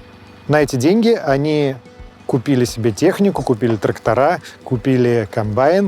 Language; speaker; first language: Russian; native; Russian